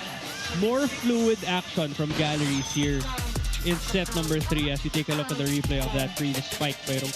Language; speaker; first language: English; non-native, local second language; Filipino